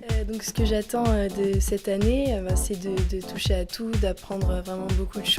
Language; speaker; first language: French; native; French